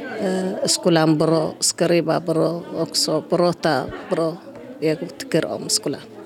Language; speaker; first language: Swedish; non-native, learner; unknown